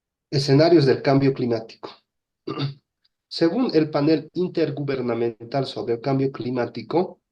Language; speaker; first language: Spanish; native; Spanish